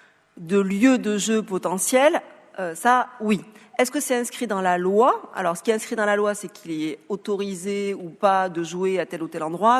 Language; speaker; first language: French; native; French